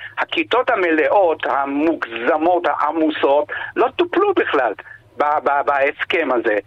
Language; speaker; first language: Hebrew; native; Hebrew